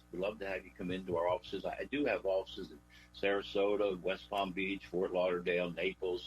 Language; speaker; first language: English; native; English